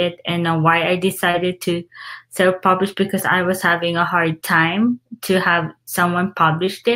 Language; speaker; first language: English; non-native, local second language; Filipino